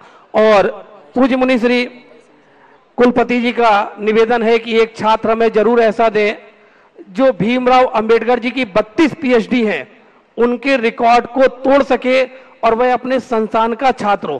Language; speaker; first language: Hindi; native; Hindi